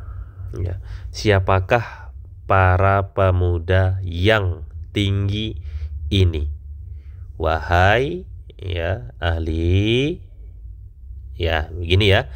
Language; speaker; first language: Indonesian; native; Indonesian